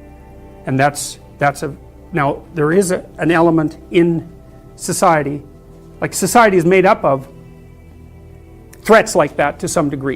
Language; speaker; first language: English; native; English